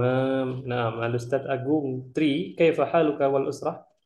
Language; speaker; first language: Arabic; non-native, fluent; Indonesian